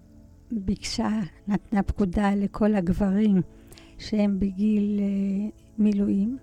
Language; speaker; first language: Hebrew; early bilingual, other home language; Polish